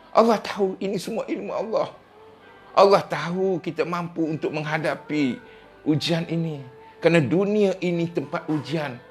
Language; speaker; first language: Malay; native; Malay